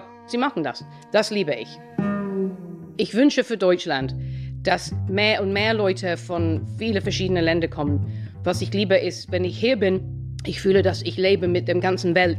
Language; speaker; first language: German; non-native, fluent; English